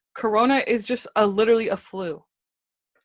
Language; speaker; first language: English; native; English